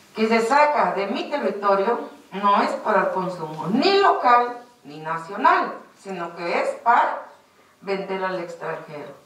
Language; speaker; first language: Spanish; native; Spanish